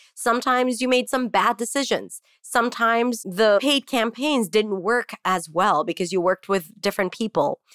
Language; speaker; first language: English; non-native, fluent; Hebrew